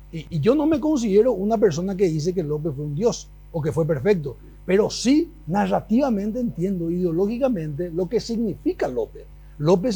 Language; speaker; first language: Spanish; native; Spanish